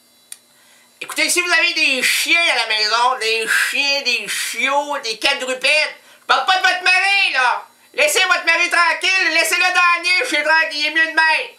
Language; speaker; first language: French; native; French